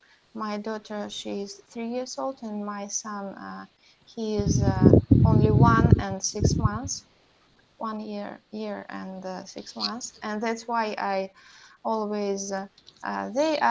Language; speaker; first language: English; non-native, learner; Russian